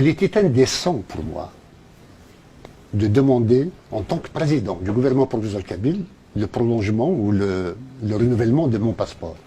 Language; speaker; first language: French; non-native, local second language; Kabyle